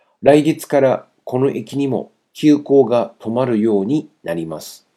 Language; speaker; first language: Japanese; non-native, fluent; Chinese